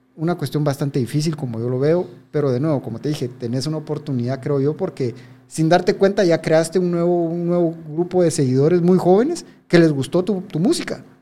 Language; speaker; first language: Spanish; native; Spanish